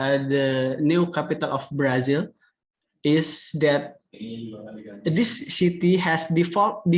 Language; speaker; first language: English; non-native, learner; Indonesian